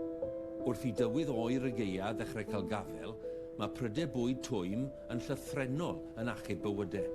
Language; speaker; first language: Welsh; native; Welsh